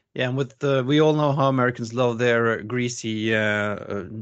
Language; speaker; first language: English; non-native, fluent; Norwegian